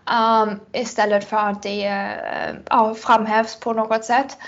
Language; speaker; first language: Swedish; non-native, fluent; German